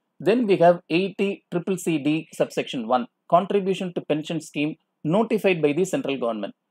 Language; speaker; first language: English; non-native, local second language; Tamil